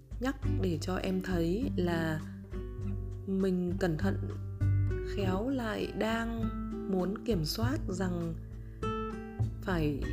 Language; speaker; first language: Vietnamese; native; Vietnamese